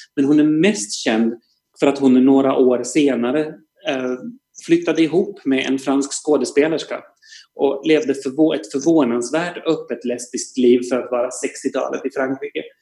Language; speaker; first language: Swedish; native; Swedish